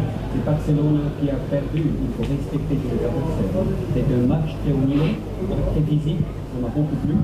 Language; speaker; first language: French; non-native, fluent; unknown